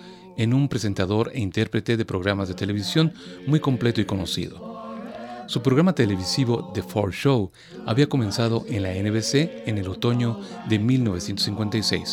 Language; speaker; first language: Spanish; native; Spanish